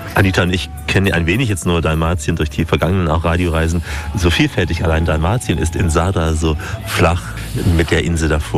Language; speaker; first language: German; native; German